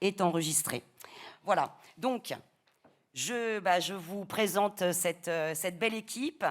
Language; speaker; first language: French; native; French